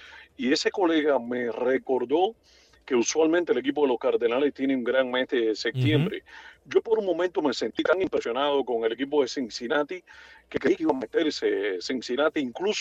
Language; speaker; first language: Spanish; native; Spanish